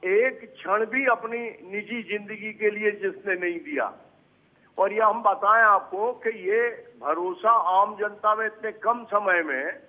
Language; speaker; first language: Hindi; native; Hindi